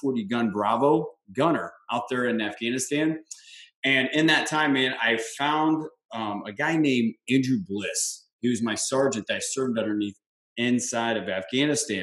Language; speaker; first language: English; native; English